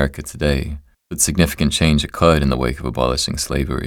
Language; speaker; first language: English; native; English